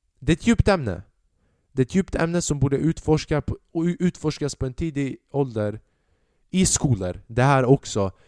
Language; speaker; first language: Swedish; early bilingual, other home language; Albanian